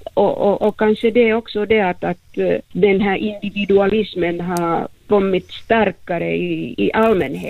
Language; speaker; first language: Swedish; non-native, local second language; Finnish